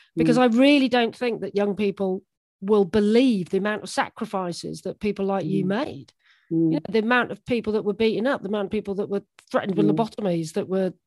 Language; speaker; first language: English; native; English